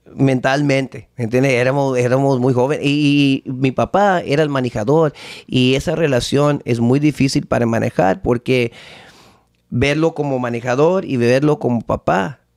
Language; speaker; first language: Spanish; early bilingual, heritage; Spanish